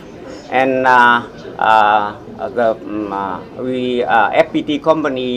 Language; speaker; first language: English; non-native, fluent; Vietnamese